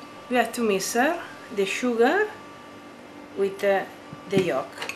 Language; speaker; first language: English; non-native, learner; Italian